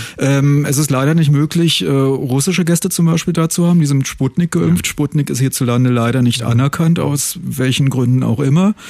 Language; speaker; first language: German; native; German